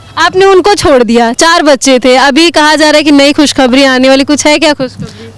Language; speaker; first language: Hindi; native; Hindi